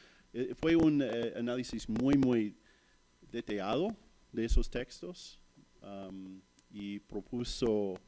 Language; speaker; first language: Spanish; non-native, fluent; English